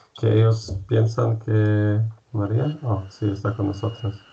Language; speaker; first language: Spanish; non-native, fluent; Polish